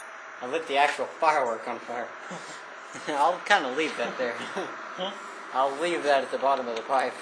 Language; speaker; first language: English; native; English